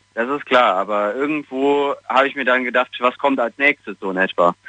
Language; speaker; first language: German; non-native, fluent; Italian